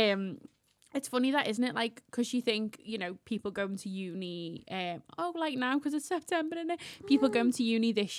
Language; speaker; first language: English; native; English